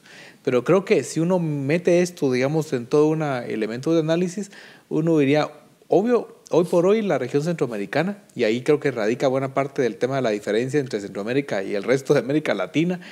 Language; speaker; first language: Spanish; native; Spanish